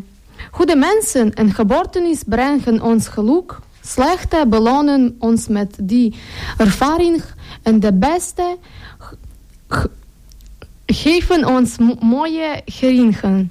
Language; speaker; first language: Dutch; non-native, learner; Ukrainian